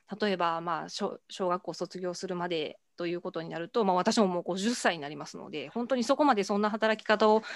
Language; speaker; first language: Japanese; native; Japanese